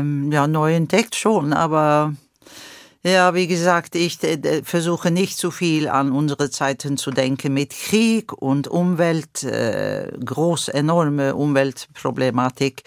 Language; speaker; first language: German; non-native, fluent; Swedish